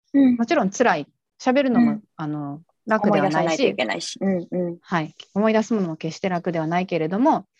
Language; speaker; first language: Japanese; native; Japanese